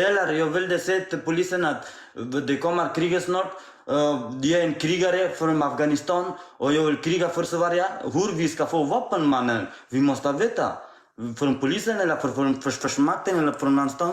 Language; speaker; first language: Swedish; non-native, learner; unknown